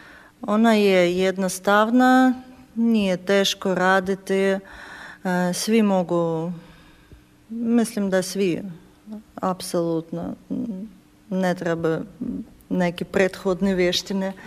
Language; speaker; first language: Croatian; non-native, learner; Ukrainian